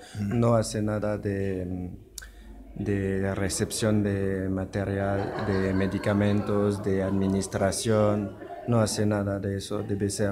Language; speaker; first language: Spanish; non-native, learner; French